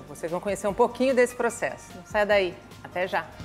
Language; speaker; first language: Portuguese; native; Portuguese